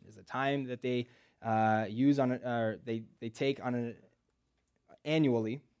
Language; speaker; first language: English; early bilingual, other home language; Russian